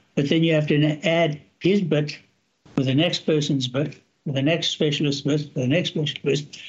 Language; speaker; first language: English; native; English